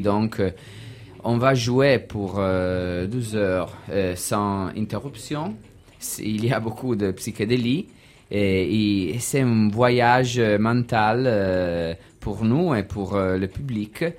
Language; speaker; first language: French; non-native, learner; Italian